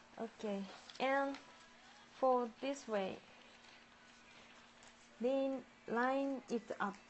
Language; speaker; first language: English; non-native, learner; Japanese